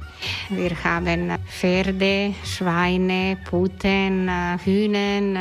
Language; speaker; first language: German; non-native, learner; Croatian